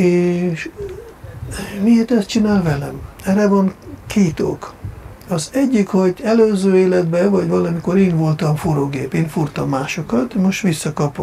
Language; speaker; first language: Hungarian; non-native, fluent; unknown